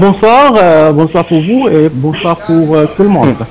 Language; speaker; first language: French; non-native, fluent; Arabic